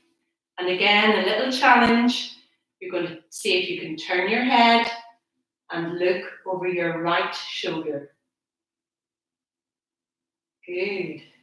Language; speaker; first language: English; native; English